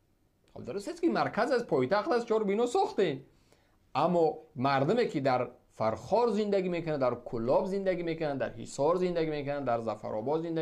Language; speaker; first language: Persian; native; Persian